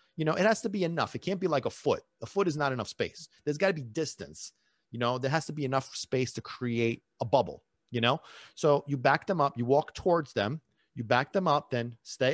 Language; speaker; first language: English; early bilingual, other home language; Italian